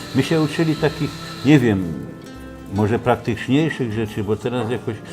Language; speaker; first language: Polish; native; Polish